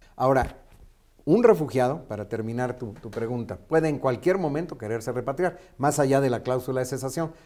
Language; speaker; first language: Spanish; native; Spanish